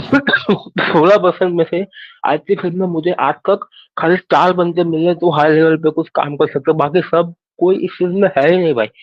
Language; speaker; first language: Hindi; native; Hindi